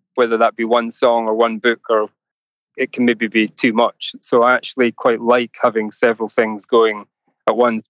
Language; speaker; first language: English; native; English